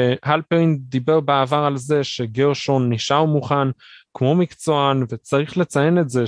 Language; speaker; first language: Hebrew; native; Hebrew